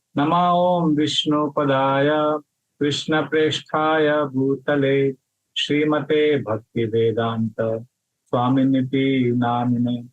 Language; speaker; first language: Hindi; non-native, local second language; Marathi